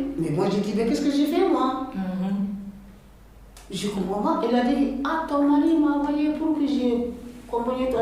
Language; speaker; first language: French; non-native, learner; Bambara